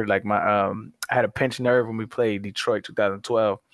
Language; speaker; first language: English; native; English